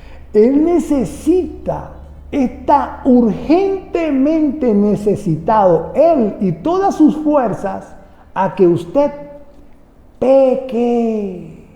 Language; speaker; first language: Spanish; native; Spanish